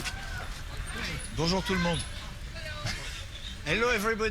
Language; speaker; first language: French; native; French